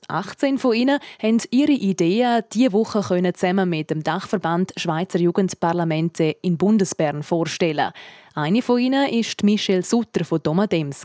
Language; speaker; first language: German; native; German